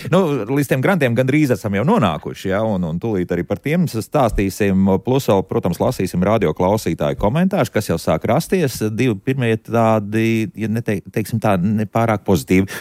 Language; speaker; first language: Latvian; native; Latvian